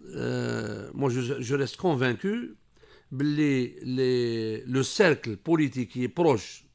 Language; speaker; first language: French; non-native, local second language; Kabyle